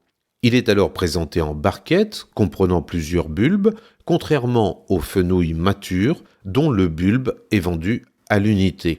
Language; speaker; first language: French; native; French